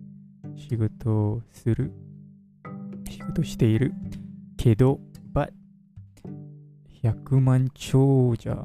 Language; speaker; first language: Japanese; non-native, learner; English